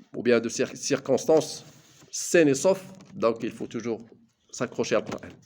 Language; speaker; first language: French; non-native, local second language; Arabic